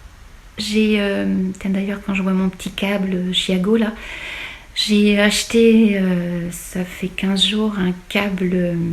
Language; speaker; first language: French; native; French